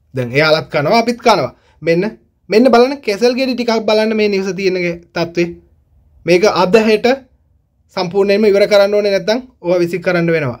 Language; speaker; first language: Sinhala; non-native, local second language; Tamil